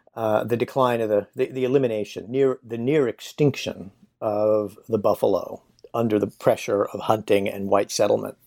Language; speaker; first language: English; native; English